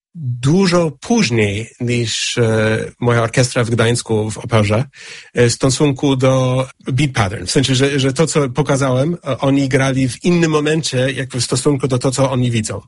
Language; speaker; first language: Polish; non-native, fluent; English